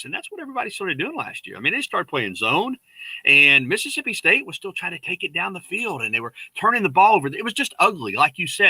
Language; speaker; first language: English; native; English